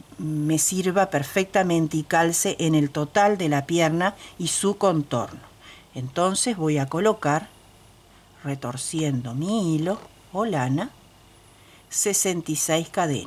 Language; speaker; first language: Spanish; native; Spanish